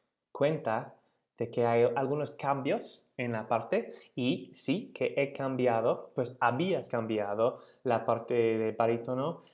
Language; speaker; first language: Spanish; non-native, fluent; English